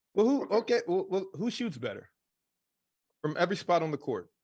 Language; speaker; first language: English; native; English